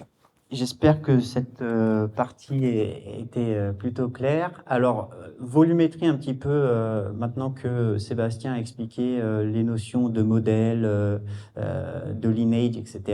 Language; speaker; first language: French; native; French